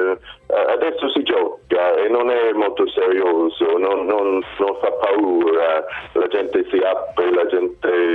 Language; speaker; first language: Italian; non-native, fluent; Swedish